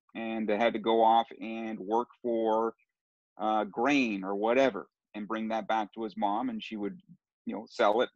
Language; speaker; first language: English; early bilingual, other home language; Sicilian